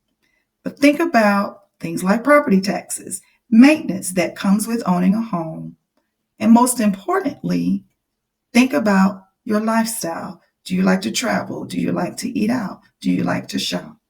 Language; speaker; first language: English; native; English